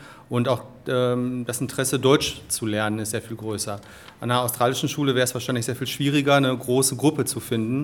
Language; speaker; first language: German; native; German